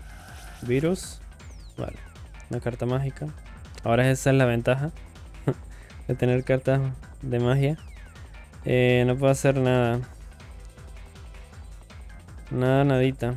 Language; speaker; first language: Spanish; native; Spanish